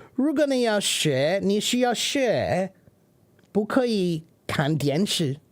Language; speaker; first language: Chinese; non-native, learner; English